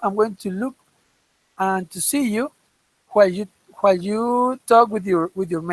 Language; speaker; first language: English; non-native, fluent; Spanish